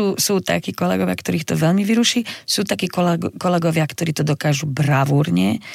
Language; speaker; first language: Slovak; non-native, local second language; Hungarian